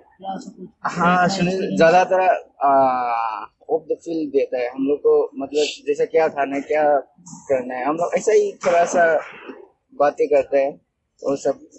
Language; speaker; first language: Hindi; non-native, local second language; Manipuri